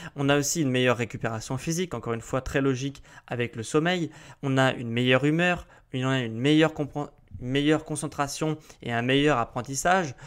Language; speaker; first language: French; native; French